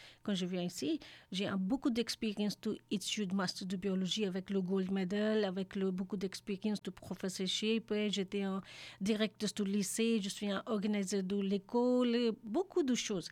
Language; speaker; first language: French; non-native, learner; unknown